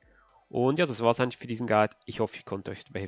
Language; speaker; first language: German; native; German